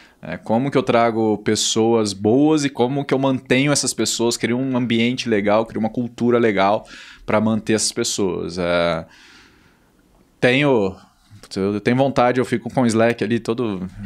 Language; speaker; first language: Portuguese; native; Portuguese